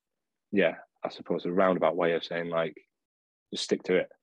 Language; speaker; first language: English; native; English